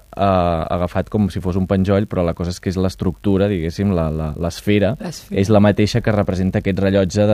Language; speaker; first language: Catalan; native; Catalan